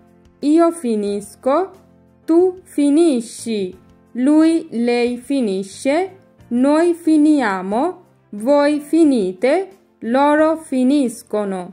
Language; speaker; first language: Italian; non-native, fluent; Bangla